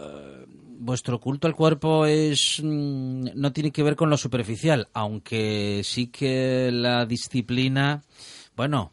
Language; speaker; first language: Spanish; native; Spanish